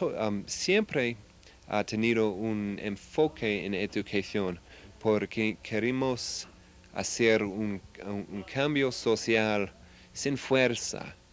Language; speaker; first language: Spanish; non-native, fluent; English